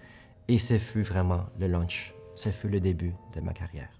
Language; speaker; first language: French; early bilingual, other home language; Korean